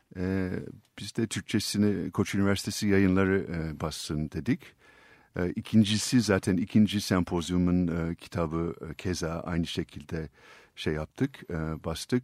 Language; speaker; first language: Turkish; non-native, fluent; English